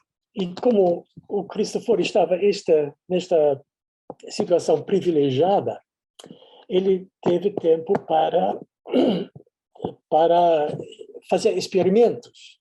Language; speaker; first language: Portuguese; non-native, fluent; Dutch